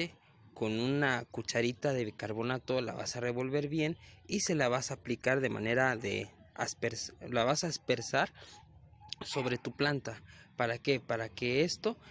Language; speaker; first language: Spanish; native; Spanish